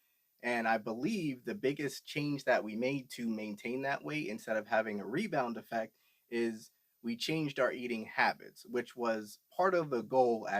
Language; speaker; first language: English; native; English